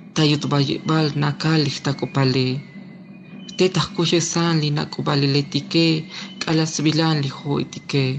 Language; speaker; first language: Spanish; native; Spanish